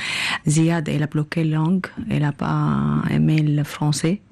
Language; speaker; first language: French; non-native, learner; Arabic